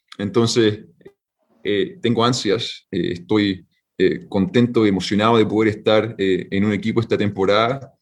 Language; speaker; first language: Spanish; native; Spanish